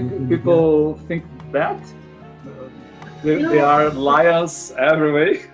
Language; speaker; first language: English; non-native, learner; Portuguese